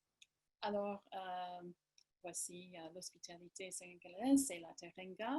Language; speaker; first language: French; non-native, fluent; English